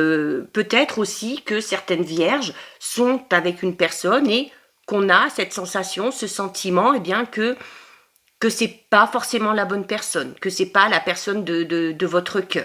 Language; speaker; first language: French; native; French